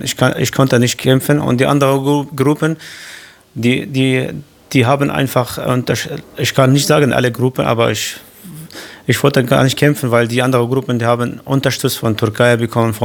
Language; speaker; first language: German; non-native, learner; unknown